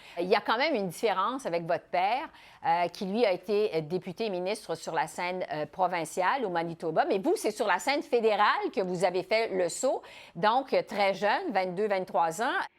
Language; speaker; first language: French; native; French